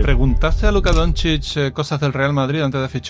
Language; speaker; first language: Spanish; native; Spanish